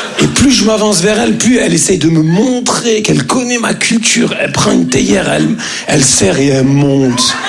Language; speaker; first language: French; early bilingual, other home language; Arabic